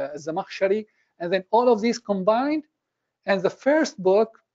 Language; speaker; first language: English; non-native, fluent; Arabic